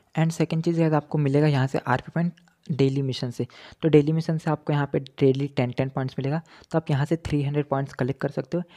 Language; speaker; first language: Hindi; native; Hindi